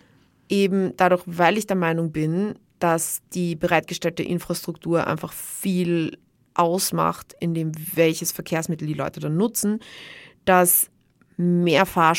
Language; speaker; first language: German; native; German